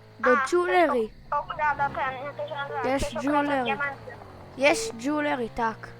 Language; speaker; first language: Polish; early bilingual, heritage; Polish